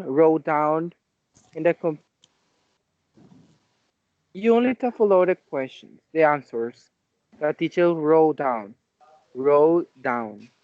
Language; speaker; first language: English; non-native, learner; Spanish